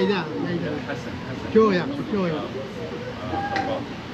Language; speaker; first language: Turkish; non-native, learner; Arabic